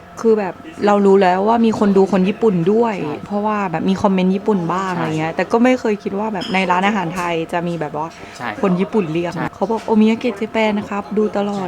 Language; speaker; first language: Thai; native; Thai